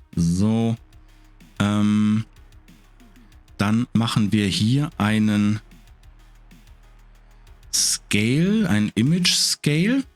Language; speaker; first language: German; native; German